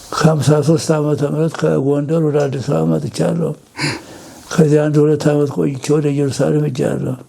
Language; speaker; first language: Amharic; native; Amharic